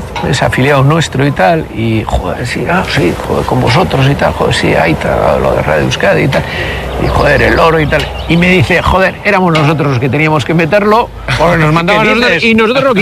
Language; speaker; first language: Spanish; native; Spanish